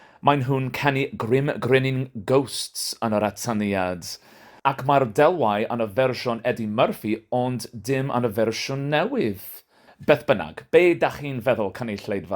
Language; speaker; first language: Welsh; non-native, learner; English